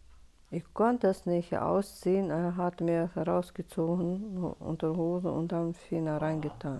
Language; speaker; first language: German; non-native, learner; Russian